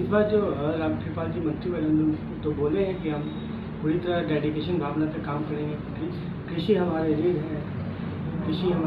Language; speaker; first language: Hindi; native; Hindi